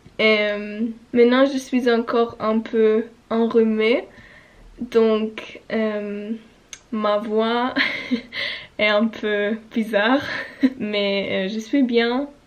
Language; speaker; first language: French; non-native, learner; German